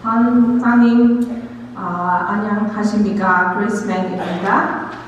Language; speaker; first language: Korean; non-native, learner; English